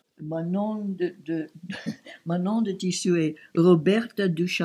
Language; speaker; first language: French; non-native, learner; English